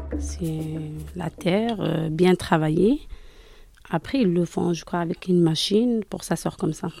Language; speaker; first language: French; non-native, local second language; Arabic